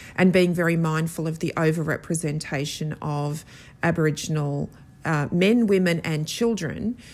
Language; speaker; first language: English; native; English